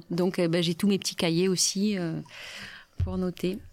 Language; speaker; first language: French; native; French